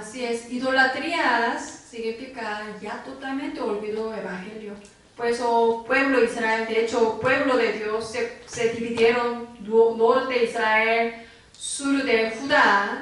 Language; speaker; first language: Spanish; non-native, learner; Korean